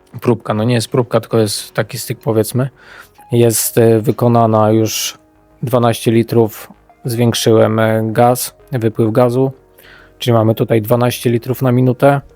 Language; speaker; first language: Polish; native; Polish